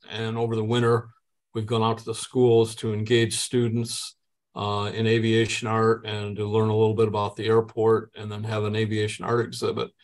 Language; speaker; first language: English; native; English